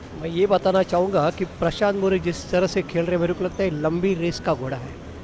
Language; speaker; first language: Hindi; non-native, local second language; Marathi